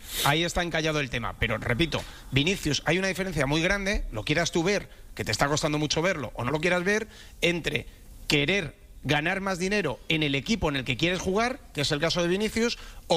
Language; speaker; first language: Spanish; native; Spanish